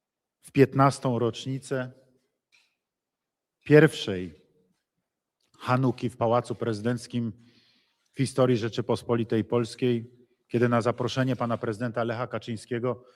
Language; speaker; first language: Polish; native; Polish